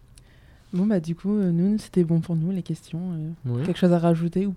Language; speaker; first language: French; native; French